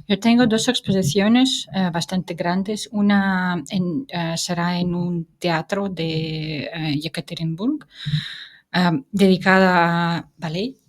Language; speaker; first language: Spanish; non-native, fluent; Russian